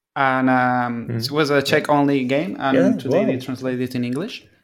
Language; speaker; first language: English; non-native, fluent; Spanish